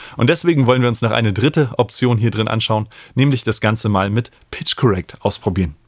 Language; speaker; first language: German; native; German